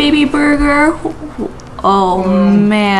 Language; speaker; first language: English; native; English